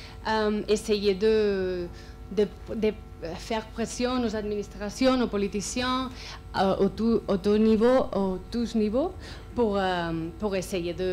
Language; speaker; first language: French; non-native, fluent; Spanish